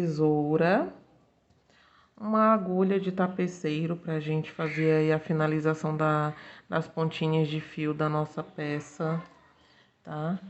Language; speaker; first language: Portuguese; native; Portuguese